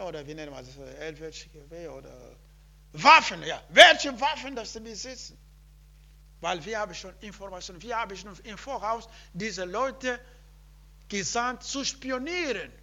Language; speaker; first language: German; non-native, learner; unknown